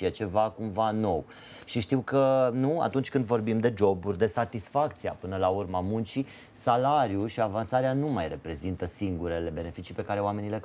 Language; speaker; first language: Romanian; native; Romanian